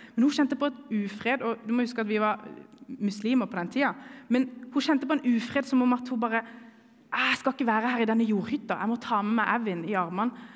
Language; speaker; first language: Norwegian; early bilingual, other home language; Kurdish